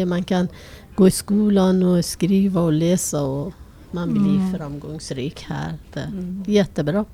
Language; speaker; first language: Swedish; non-native, fluent; Persian